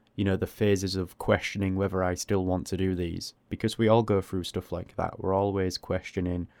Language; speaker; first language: English; native; English